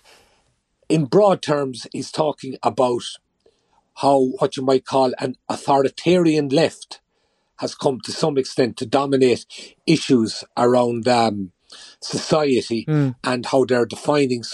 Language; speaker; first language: English; native; English